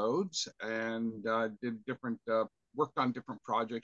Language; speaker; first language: English; native; English